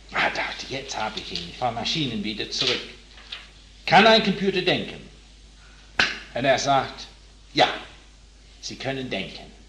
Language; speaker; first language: German; non-native, fluent; English